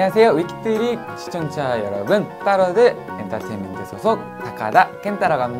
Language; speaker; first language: Korean; non-native, fluent; Japanese